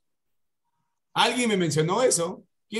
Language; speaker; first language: Spanish; native; Spanish